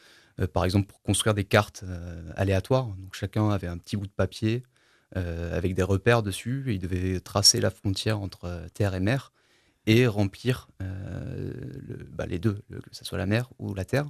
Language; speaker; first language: French; native; French